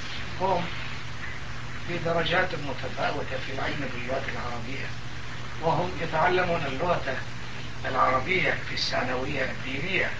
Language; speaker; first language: Arabic; non-native, fluent; Turkish